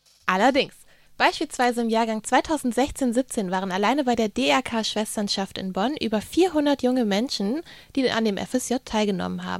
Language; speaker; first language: German; native; German